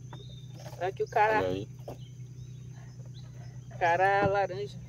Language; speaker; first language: Portuguese; native; Portuguese